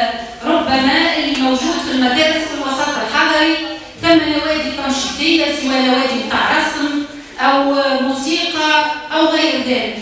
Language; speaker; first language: Arabic; native; Arabic